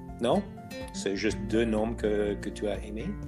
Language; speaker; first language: French; non-native, fluent; English